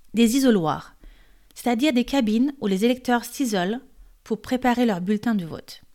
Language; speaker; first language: French; native; French